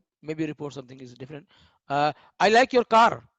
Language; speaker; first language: English; non-native, learner; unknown